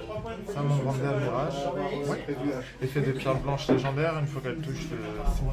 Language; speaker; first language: French; native; French